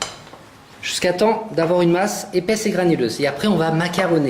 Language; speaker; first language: French; native; French